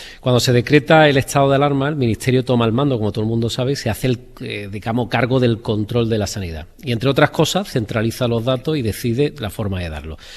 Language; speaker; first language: Spanish; native; Spanish